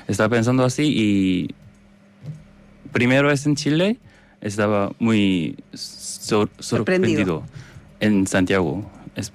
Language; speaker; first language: Spanish; non-native, learner; Korean